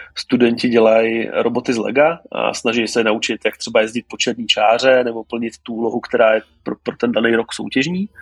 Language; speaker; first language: Czech; native; Czech